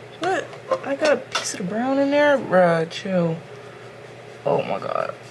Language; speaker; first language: English; native; English